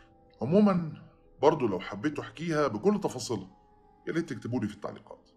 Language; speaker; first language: Arabic; native; Arabic